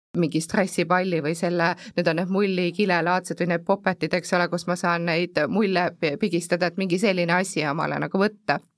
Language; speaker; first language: Estonian; native; Estonian